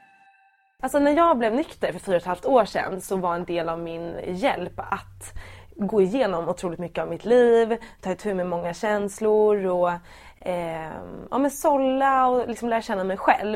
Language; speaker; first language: Swedish; native; Swedish